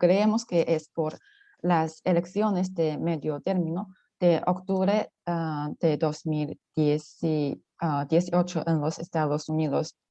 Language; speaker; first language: Spanish; non-native, fluent; Chinese